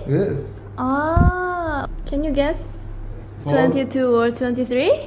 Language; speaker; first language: English; non-native, learner; Korean